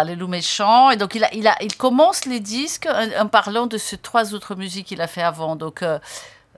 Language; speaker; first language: French; non-native, fluent; Portuguese